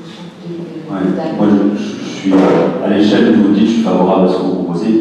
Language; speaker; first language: French; native; French